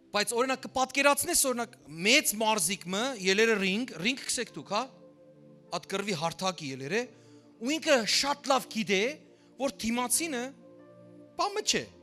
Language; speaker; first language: Armenian; early bilingual, heritage; Armenian